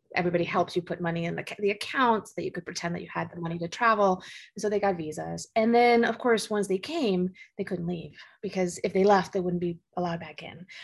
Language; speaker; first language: English; early bilingual, other home language; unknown